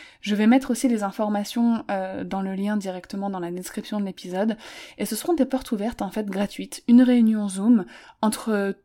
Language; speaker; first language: French; native; French